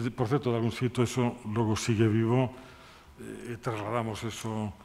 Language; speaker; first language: Spanish; non-native, local second language; Galician